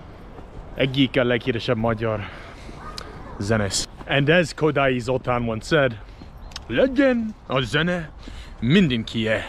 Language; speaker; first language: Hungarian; non-native, learner; English